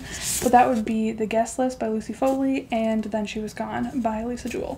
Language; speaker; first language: English; native; English